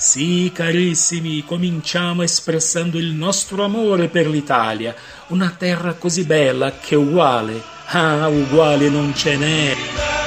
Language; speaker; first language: Italian; non-native, fluent; Portuguese